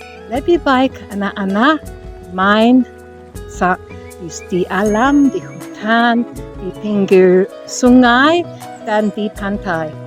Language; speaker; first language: Indonesian; non-native, learner; English